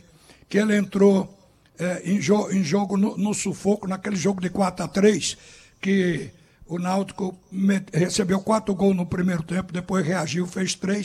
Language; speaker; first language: Portuguese; native; Portuguese